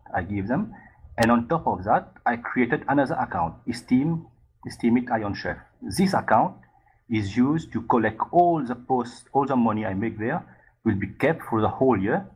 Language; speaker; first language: English; non-native, fluent; Morisyen